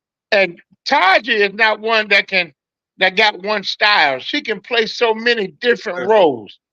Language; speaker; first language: English; native; English